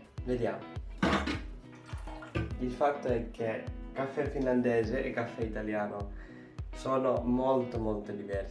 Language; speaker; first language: Italian; non-native, learner; Finnish